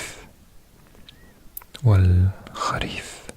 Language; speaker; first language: Arabic; non-native, learner; English